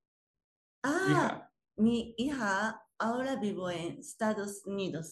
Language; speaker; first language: Spanish; non-native, learner; Japanese